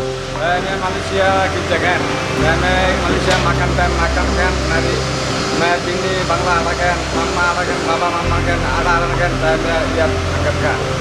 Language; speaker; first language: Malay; non-native, learner; Bangla